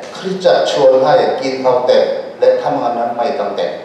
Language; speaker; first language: Thai; non-native, fluent; Korean